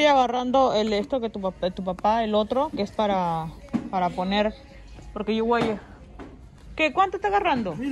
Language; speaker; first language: Spanish; native; Spanish